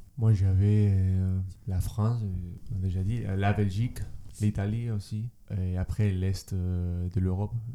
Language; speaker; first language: French; non-native, learner; Spanish